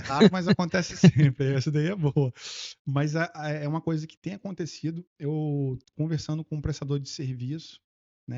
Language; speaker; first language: Portuguese; native; Portuguese